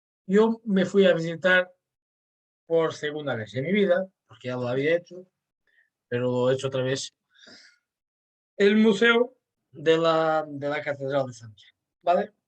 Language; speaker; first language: Spanish; non-native, fluent; Portuguese